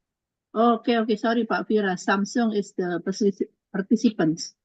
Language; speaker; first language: English; non-native, learner; Indonesian